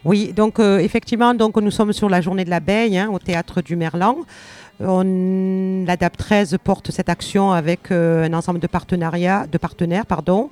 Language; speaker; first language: French; native; French